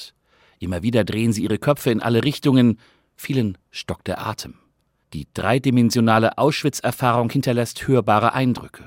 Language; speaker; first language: German; native; German